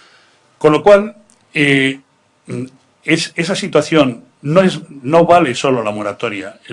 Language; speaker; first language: Spanish; native; Spanish